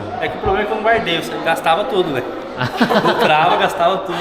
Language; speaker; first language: Portuguese; native; Portuguese